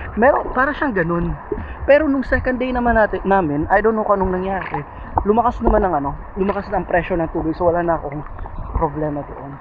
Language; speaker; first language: Filipino; non-native, local second language; Cebuano